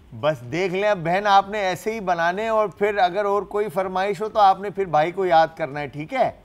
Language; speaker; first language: Urdu; native; Urdu